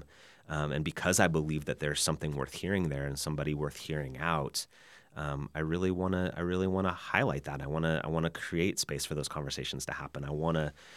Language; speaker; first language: English; native; English